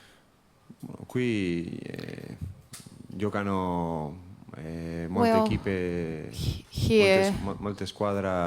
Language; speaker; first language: Italian; non-native, learner; Spanish